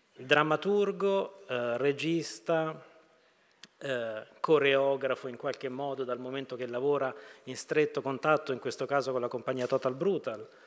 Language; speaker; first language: Italian; native; Italian